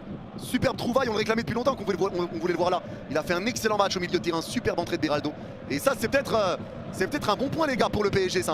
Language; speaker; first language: French; native; French